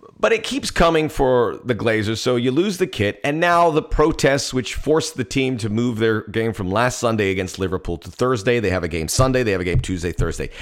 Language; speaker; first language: English; early bilingual, other home language; Spanish